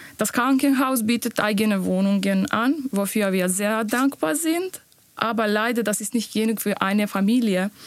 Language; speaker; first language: German; non-native, learner; Bosnian